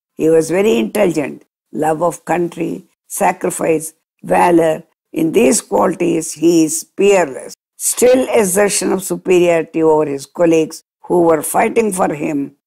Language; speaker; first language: English; non-native, local second language; Telugu